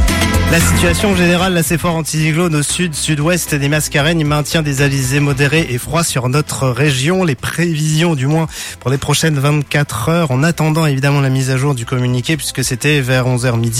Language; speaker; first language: French; non-native, local second language; Morisyen